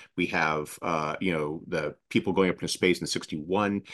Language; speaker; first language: English; native; English